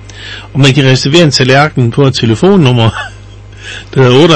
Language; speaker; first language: Danish; native; Danish